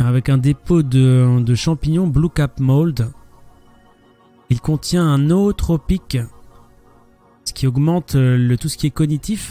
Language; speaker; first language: French; native; French